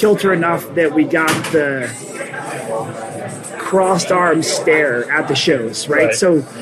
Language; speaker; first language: English; native; English